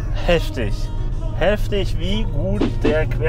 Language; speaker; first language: German; native; German